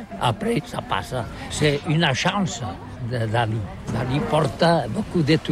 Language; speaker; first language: French; non-native, learner; Catalan